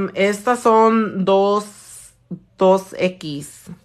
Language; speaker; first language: Spanish; early bilingual, heritage; Spanish